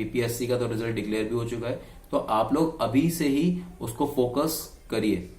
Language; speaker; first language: Hindi; native; Hindi